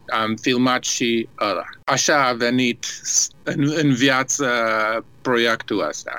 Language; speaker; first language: Romanian; early bilingual, heritage; Romanian